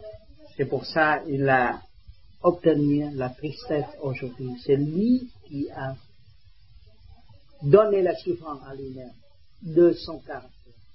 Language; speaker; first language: French; non-native, learner; Vietnamese